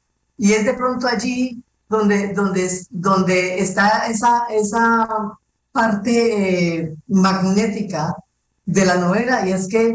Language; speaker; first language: Spanish; native; Spanish